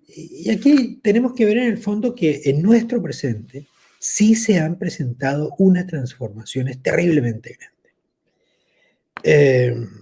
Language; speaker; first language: Spanish; native; Spanish